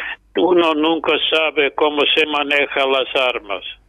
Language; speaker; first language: Spanish; non-native, fluent; English